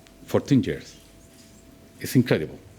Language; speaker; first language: English; non-native, learner; Spanish